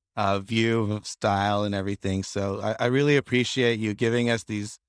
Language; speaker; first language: English; non-native, fluent; Italian